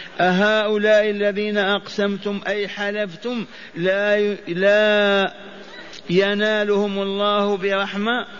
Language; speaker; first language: Arabic; native; Arabic